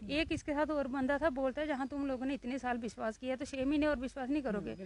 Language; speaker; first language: Hindi; native; Hindi